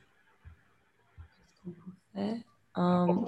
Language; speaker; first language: French; non-native, learner; English